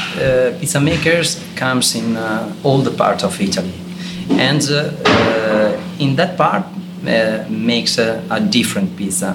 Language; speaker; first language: English; non-native, learner; Italian